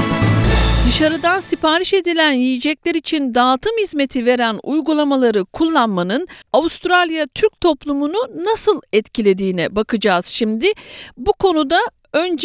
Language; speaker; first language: Turkish; native; Turkish